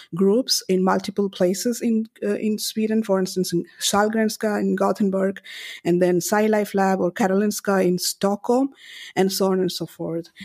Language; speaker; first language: English; non-native, local second language; Malayalam